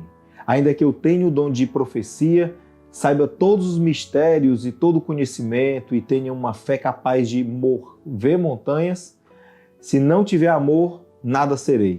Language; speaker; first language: Portuguese; native; Portuguese